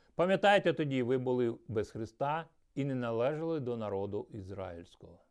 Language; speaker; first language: Ukrainian; early bilingual, other home language; Russian